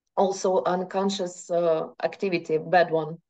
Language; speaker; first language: English; non-native, fluent; Russian